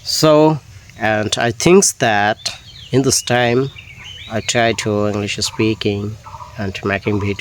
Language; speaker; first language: English; non-native, learner; Bangla